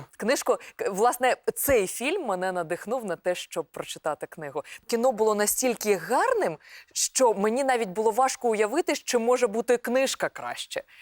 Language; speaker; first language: Ukrainian; native; Ukrainian